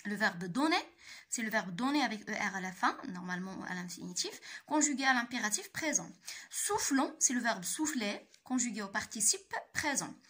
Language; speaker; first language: French; non-native, local second language; Arabic